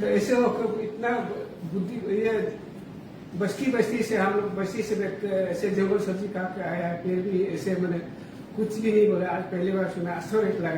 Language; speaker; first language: Hindi; non-native, local second language; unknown